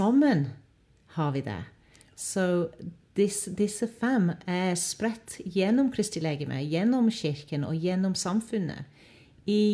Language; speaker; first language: Norwegian; non-native, fluent; English